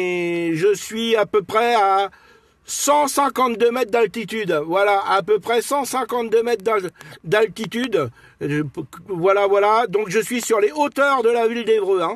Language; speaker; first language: French; native; French